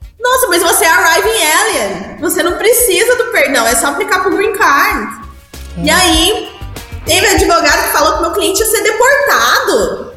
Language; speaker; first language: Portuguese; early bilingual, heritage; Portuguese